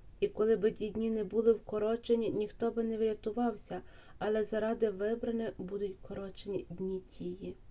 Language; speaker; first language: Ukrainian; native; Ukrainian